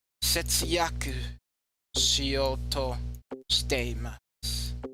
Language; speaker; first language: Japanese; non-native, learner; English